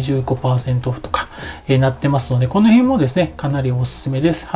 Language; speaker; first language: Japanese; native; Japanese